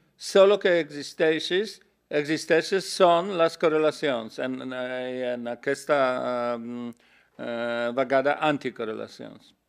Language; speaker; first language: Catalan; non-native, learner; Polish